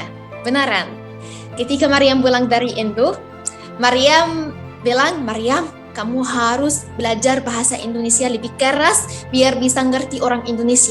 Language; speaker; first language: Indonesian; non-native, fluent; Arabic